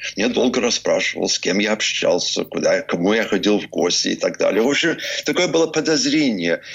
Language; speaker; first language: Russian; early bilingual, heritage; Russian